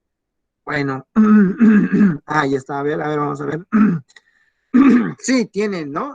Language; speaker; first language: Spanish; native; Spanish